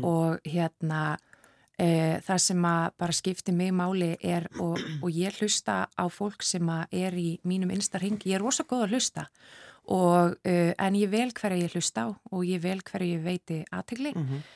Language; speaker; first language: Icelandic; native; Icelandic